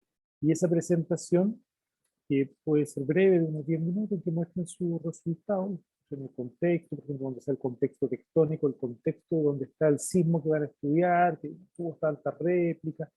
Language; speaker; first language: Spanish; native; Spanish